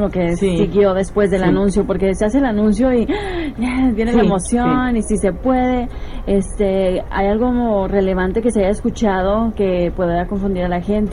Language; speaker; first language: Spanish; native; Spanish